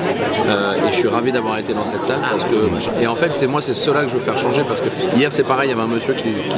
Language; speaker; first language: French; native; French